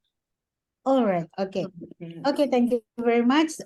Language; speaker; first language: English; non-native, fluent; Indonesian